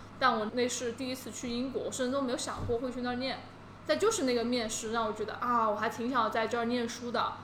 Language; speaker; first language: Chinese; native; Chinese